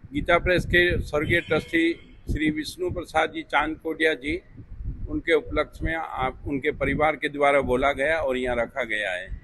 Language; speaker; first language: Hindi; non-native, local second language; Gujarati